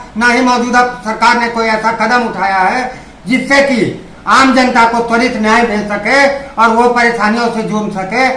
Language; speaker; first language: Hindi; native; Hindi